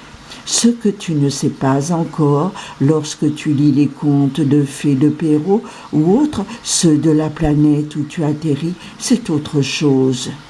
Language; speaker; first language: French; native; French